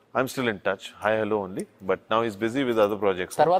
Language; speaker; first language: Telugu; non-native, learner; Hindi